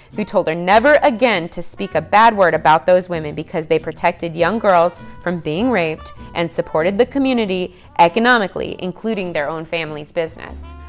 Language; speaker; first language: English; native; English